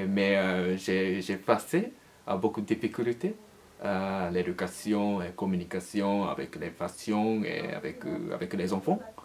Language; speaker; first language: French; non-native, learner; Japanese